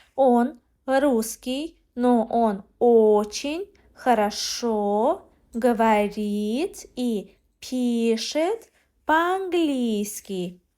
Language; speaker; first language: Russian; non-native, learner; Azerbaijani